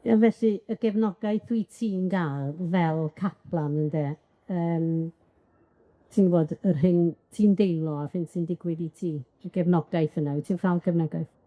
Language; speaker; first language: Welsh; native; Welsh